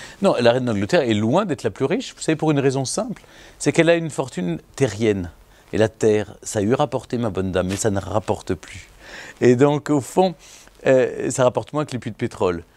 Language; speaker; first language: French; native; French